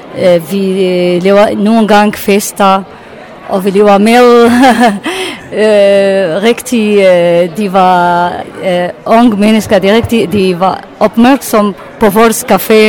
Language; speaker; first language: Danish; non-native, learner; Arabic